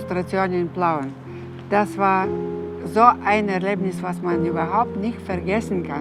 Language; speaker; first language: German; non-native, fluent; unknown